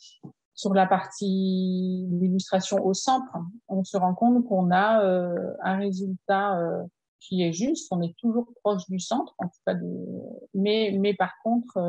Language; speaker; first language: French; native; French